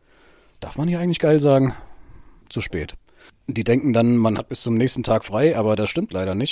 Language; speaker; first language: German; native; German